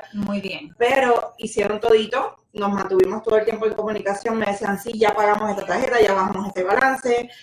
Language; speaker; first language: Spanish; native; Spanish